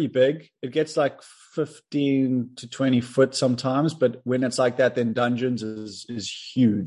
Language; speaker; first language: English; native; English